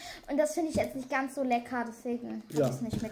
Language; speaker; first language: German; native; German